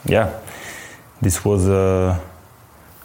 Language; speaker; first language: English; non-native, fluent; French